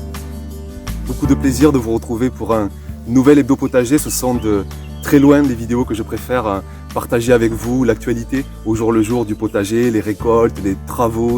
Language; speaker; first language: French; native; French